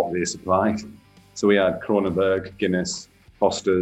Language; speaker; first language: English; native; English